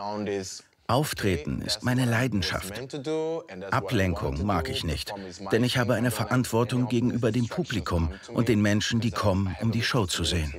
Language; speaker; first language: German; non-native, fluent; Portuguese